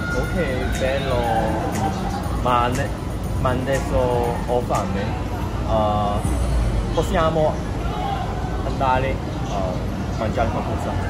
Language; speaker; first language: Italian; non-native, learner; Chinese